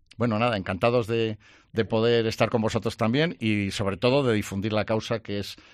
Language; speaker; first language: Spanish; native; Spanish